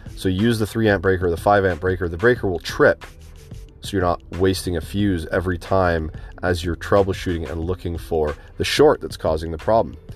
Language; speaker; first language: English; native; English